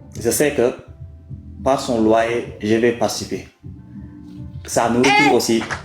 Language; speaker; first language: French; non-native, local second language; Wolof